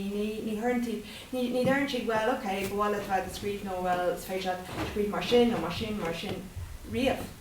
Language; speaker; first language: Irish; non-native, local second language; English